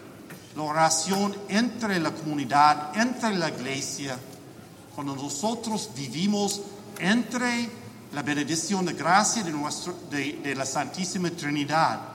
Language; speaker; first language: Spanish; non-native, learner; English